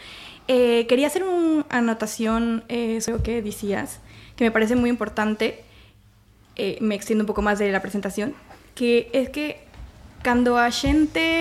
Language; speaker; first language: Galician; non-native, learner; Spanish